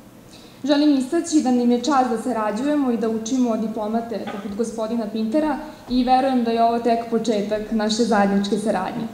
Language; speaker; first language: Serbian; native; Serbian